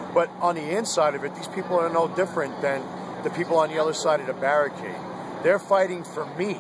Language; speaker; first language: English; native; English